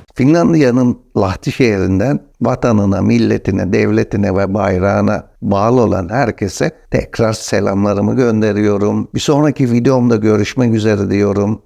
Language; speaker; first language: Turkish; native; Turkish